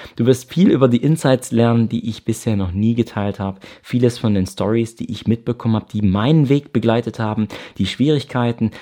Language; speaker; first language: German; native; German